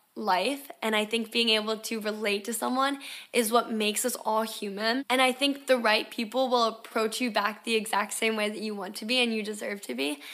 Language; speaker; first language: English; native; English